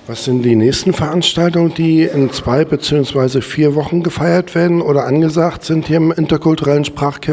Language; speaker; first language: German; native; German